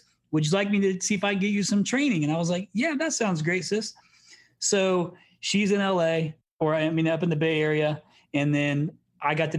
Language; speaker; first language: English; native; English